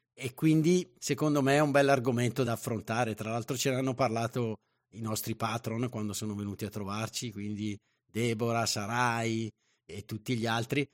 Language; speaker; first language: Italian; native; Italian